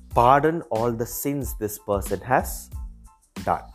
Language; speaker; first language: English; non-native, local second language; Malayalam